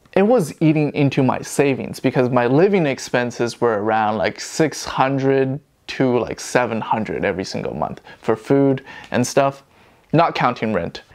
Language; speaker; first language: English; non-native, fluent; Chinese